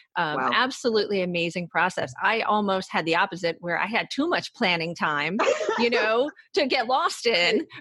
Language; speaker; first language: English; native; English